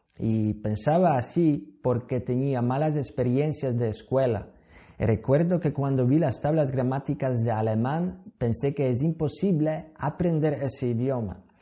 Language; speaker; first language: Spanish; non-native, fluent; Polish